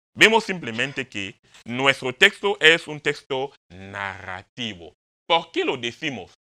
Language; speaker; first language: Spanish; non-native, fluent; French